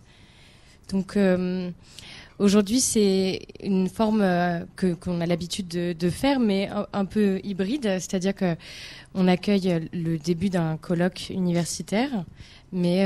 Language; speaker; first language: French; native; French